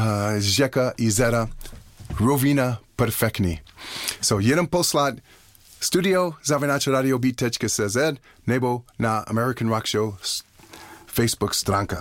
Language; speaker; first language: Czech; non-native, learner; English